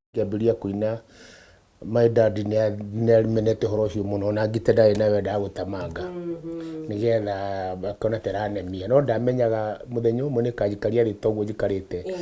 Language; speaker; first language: Kikuyu; native; Kikuyu